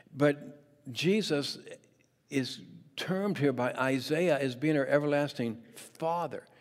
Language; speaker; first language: English; native; English